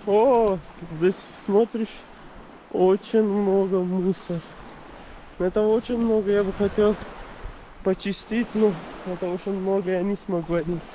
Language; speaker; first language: Russian; non-native, learner; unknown